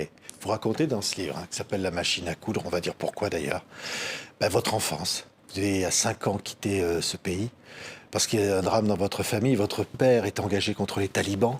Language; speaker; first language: French; native; French